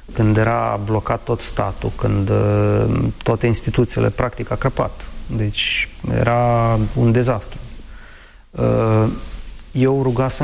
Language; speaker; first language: Romanian; non-native, fluent; Ukrainian